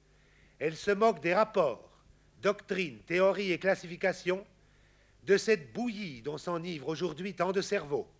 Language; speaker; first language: French; native; French